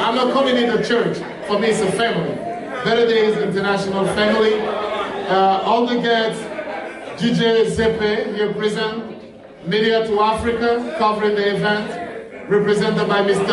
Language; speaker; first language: English; non-native, local second language; French